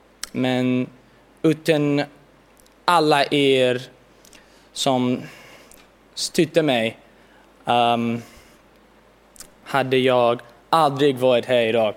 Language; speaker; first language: Swedish; early bilingual, heritage; English